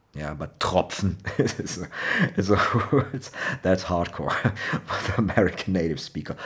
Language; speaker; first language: English; non-native, fluent; German